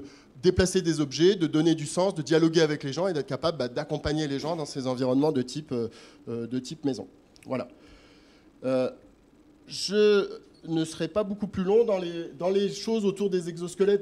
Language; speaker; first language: French; native; French